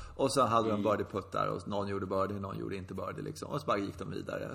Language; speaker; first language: Swedish; native; Swedish